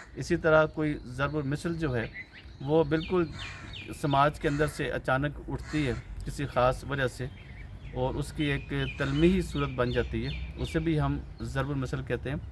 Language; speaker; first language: Urdu; native; Urdu